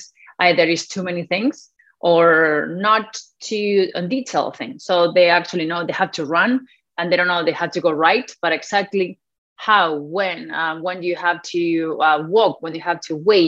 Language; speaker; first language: English; non-native, fluent; Spanish